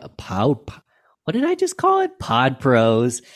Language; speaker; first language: English; native; English